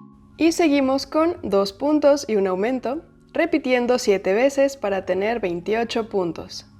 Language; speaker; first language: Spanish; native; Spanish